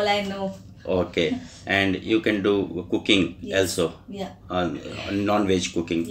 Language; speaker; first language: English; non-native, learner; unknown